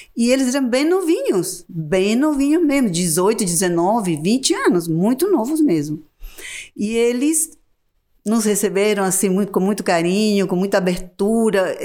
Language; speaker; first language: Portuguese; non-native, fluent; Spanish